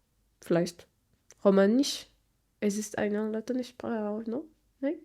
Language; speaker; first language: German; non-native, learner; Portuguese